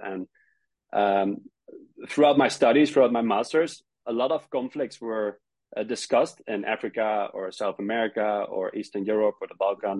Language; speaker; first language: English; non-native, fluent; Dutch